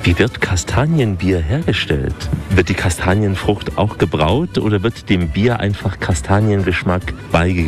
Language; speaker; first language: German; native; German